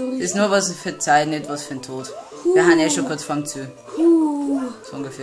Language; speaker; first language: German; native; German